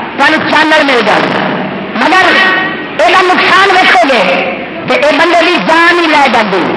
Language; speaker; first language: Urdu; non-native, local second language; Saraiki